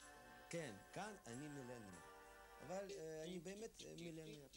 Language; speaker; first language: Hebrew; non-native, learner; Russian